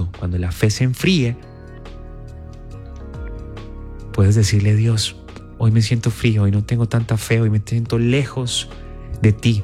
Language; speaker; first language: Spanish; native; Spanish